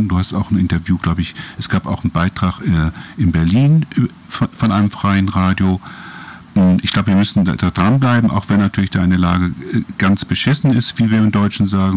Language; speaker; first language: German; native; German